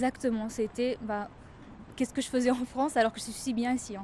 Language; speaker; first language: French; native; French